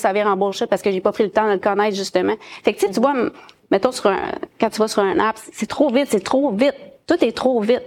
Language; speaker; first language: French; native; French